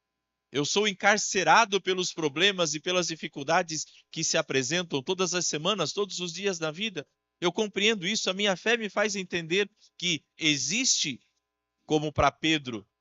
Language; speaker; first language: Portuguese; native; Portuguese